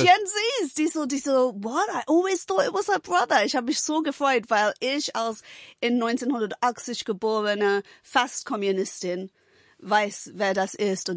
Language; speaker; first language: German; non-native, fluent; English